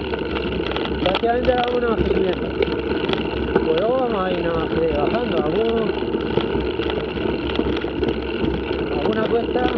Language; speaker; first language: Spanish; native; Spanish